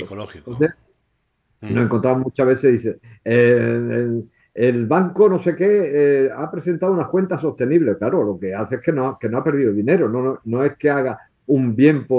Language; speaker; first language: Spanish; native; Spanish